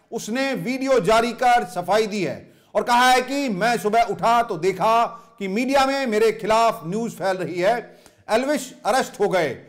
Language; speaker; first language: Hindi; native; Hindi